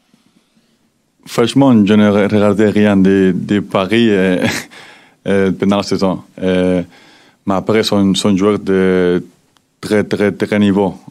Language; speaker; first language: French; non-native, fluent; Spanish